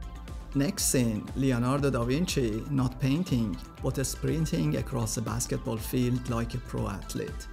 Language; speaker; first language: English; non-native, fluent; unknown